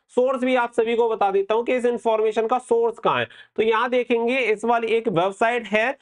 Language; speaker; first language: Hindi; native; Hindi